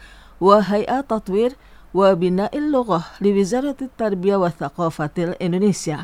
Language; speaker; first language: Arabic; non-native, fluent; Indonesian